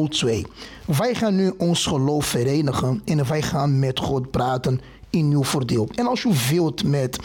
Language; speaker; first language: Dutch; non-native, fluent; Portuguese